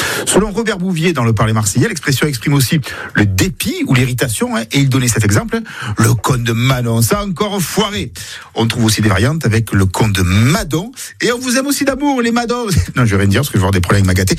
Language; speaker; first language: French; native; French